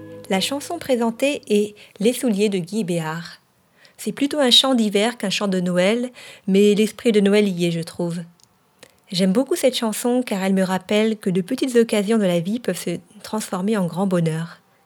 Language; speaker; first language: French; native; French